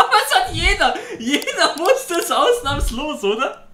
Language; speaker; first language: German; native; German